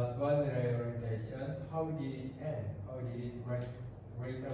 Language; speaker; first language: English; non-native, learner; Indonesian